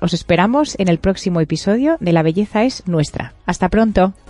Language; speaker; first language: Spanish; native; Spanish